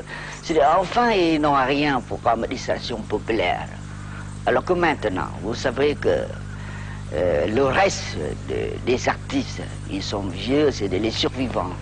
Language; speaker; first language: French; non-native, local second language; Khmer